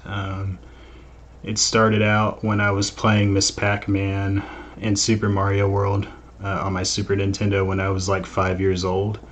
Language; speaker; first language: English; native; English